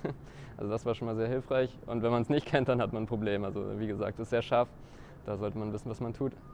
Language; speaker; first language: German; native; German